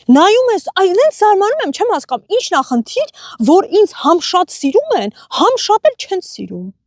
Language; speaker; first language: Armenian; native; Armenian